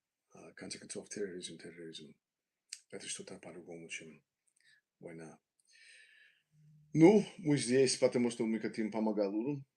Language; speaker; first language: Russian; non-native, learner; English